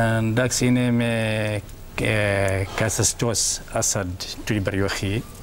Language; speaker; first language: Greek; non-native, learner; Arabic